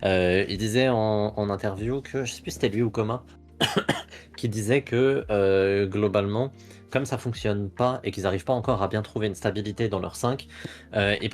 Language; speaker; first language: French; native; French